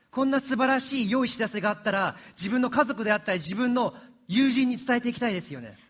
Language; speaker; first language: Japanese; early bilingual, other home language; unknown